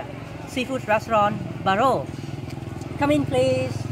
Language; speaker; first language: English; non-native, fluent; Vietnamese